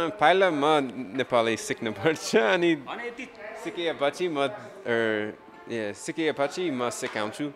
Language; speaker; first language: Nepali; non-native, learner; English